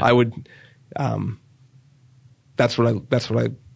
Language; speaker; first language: English; native; English